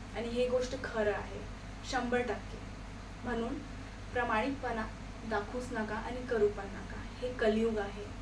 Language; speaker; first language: Marathi; non-native, local second language; Hindi